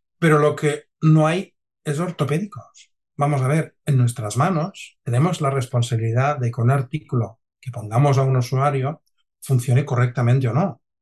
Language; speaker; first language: Spanish; non-native, local second language; Catalan